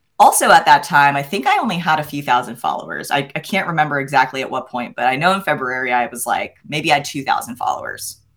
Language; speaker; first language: English; native; English